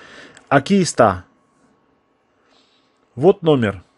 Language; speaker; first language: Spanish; non-native, fluent; Russian